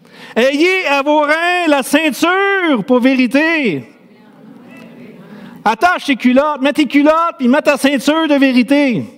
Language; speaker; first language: French; native; French